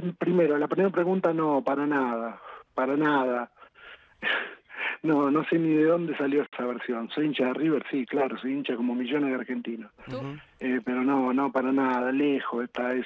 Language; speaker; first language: Spanish; native; Spanish